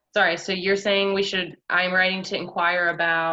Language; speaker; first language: English; native; English